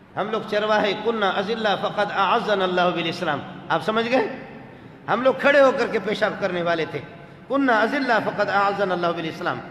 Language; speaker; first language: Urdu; non-native, local second language; Baluchi